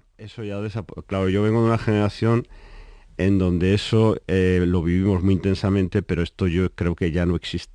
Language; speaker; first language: Spanish; native; Spanish